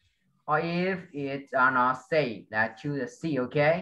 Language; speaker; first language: English; non-native, fluent; Vietnamese